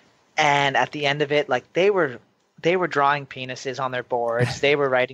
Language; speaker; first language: English; native; English